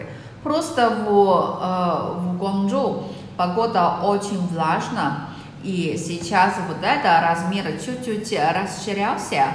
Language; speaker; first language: Russian; non-native, learner; Chinese